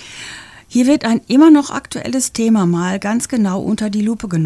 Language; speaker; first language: German; native; German